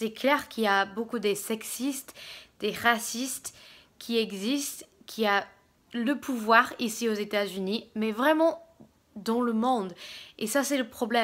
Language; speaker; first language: French; non-native, fluent; English